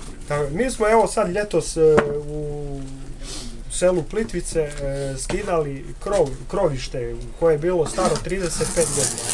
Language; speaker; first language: Croatian; native; Croatian